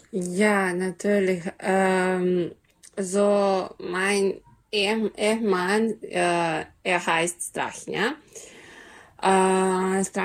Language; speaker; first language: German; non-native, fluent; Serbian